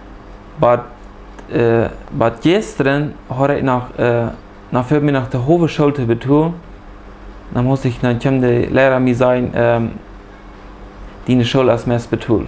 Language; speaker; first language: German; early bilingual, heritage; Plautdietsch